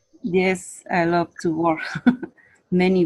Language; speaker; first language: English; non-native, learner; Spanish